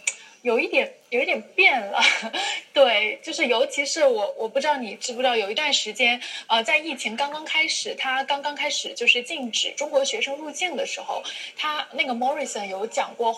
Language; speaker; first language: Chinese; native; Chinese